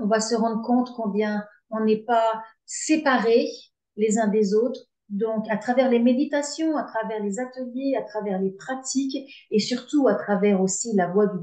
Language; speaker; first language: French; native; French